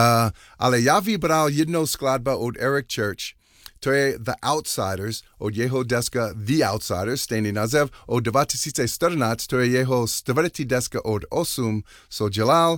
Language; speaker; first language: Czech; non-native, learner; English